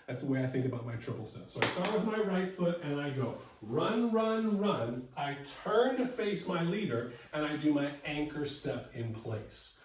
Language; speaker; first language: English; native; English